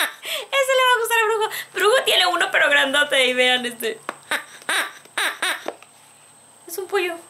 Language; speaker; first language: Spanish; native; Spanish